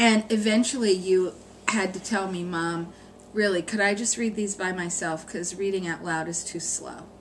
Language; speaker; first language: English; native; English